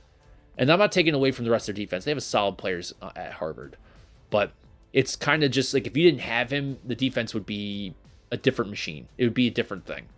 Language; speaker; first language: English; native; English